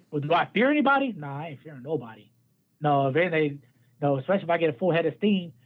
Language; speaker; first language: English; native; English